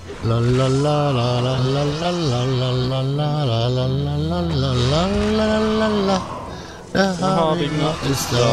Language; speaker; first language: German; native; German